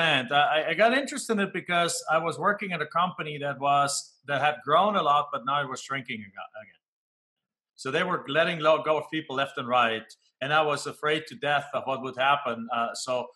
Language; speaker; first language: English; non-native, fluent; German